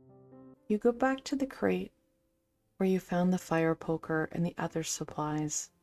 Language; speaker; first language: English; native; English